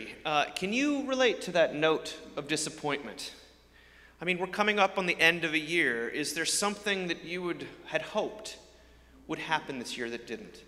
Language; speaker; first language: English; native; English